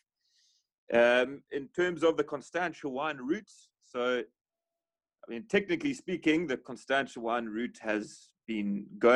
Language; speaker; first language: English; native; English